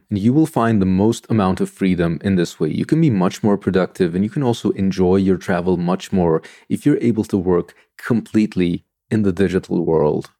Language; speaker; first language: English; non-native, fluent; Turkish